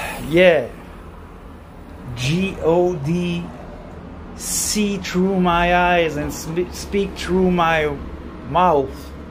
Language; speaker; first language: English; non-native, fluent; French